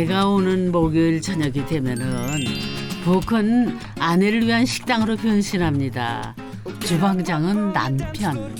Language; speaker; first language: Korean; native; Korean